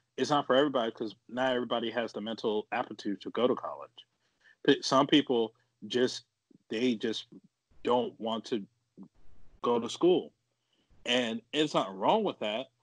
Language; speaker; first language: English; native; English